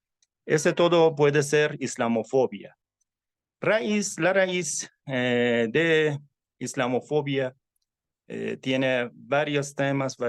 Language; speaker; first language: Spanish; non-native, fluent; Persian